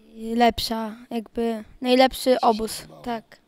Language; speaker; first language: Polish; native; Polish